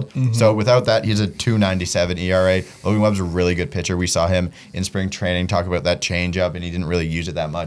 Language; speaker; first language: English; native; English